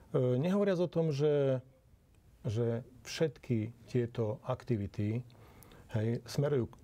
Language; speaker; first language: Slovak; native; Slovak